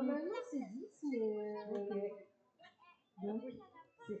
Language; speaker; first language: French; native; French